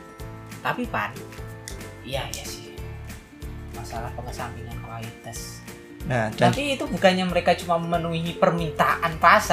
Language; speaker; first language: Indonesian; native; Indonesian